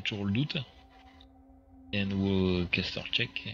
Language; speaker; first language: French; native; French